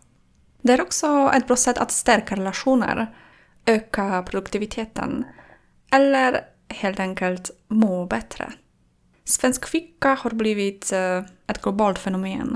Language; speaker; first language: Swedish; non-native, fluent; Polish